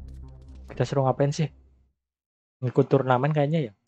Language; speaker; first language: Indonesian; native; Indonesian